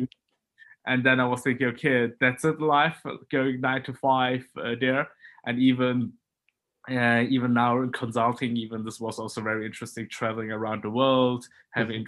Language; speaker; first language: English; non-native, fluent; German